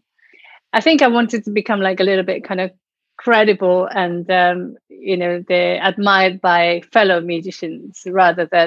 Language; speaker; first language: English; non-native, fluent; Japanese